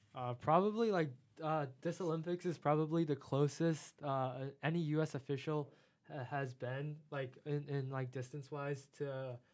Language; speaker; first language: English; non-native, fluent; Chinese